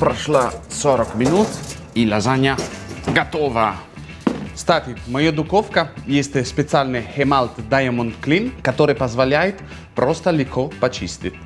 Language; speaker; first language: Russian; non-native, fluent; Italian